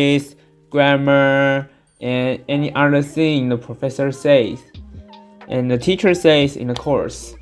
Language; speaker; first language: English; non-native, fluent; Chinese